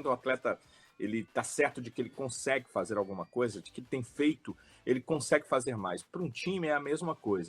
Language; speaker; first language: Portuguese; native; Portuguese